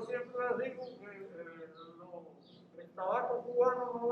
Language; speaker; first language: Spanish; native; Spanish